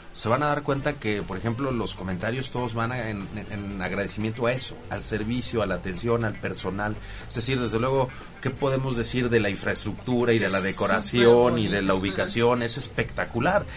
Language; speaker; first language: Spanish; native; Spanish